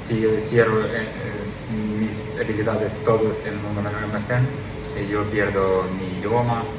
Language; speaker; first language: Spanish; non-native, learner; Ukrainian